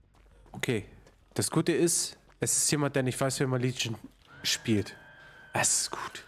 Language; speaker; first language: German; native; German